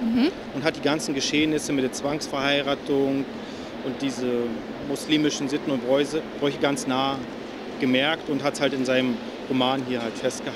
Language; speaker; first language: German; native; German